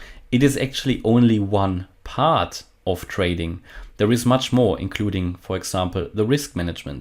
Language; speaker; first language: English; non-native, fluent; German